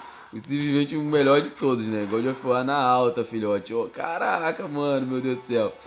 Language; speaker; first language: Portuguese; native; Portuguese